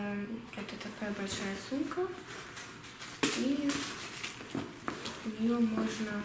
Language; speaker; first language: Russian; early bilingual, heritage; Russian